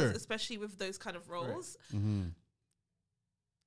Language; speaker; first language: English; native; English